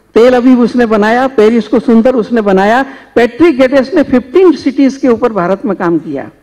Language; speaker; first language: Hindi; native; Hindi